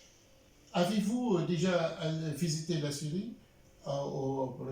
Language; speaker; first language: French; non-native, learner; Arabic